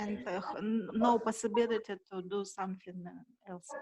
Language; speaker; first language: English; non-native, learner; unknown